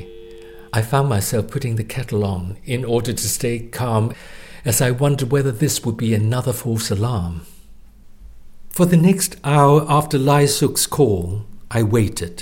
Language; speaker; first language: English; non-native, local second language; Cantonese